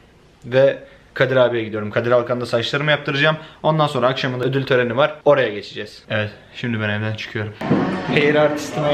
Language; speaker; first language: Turkish; native; Turkish